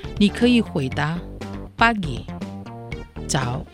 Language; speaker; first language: Chinese; non-native, fluent; Indonesian